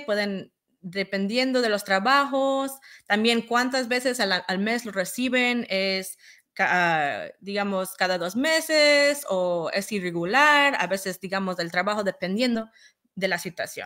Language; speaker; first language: Spanish; early bilingual, heritage; Spanish